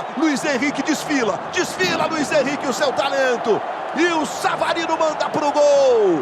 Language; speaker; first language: Portuguese; native; Portuguese